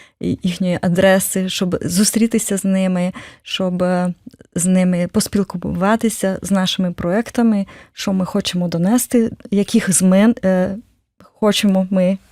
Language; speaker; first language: Ukrainian; native; Ukrainian